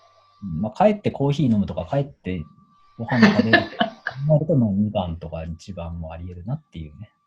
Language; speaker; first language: Japanese; native; Japanese